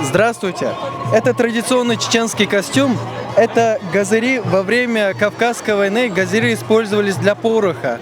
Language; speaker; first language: Russian; non-native, local second language; Chechen